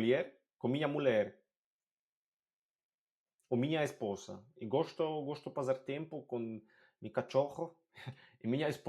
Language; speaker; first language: Portuguese; non-native, learner; Polish